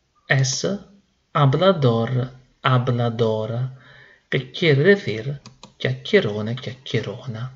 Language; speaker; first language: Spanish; non-native, fluent; Italian